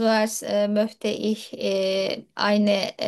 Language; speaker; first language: German; non-native, learner; Turkish